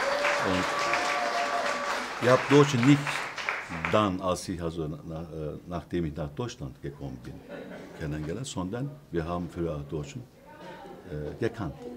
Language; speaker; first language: German; non-native, fluent; Turkish